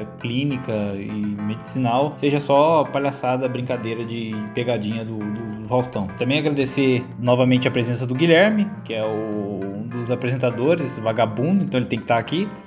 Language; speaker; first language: Portuguese; native; Portuguese